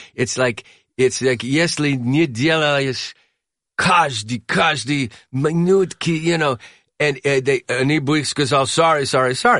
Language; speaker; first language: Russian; non-native, learner; English